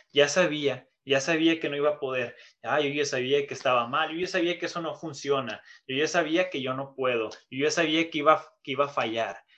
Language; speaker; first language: Spanish; native; Spanish